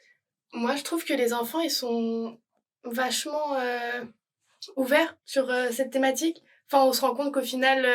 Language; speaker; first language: French; native; French